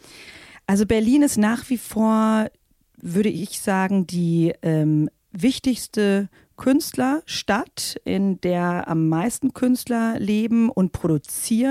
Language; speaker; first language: German; native; German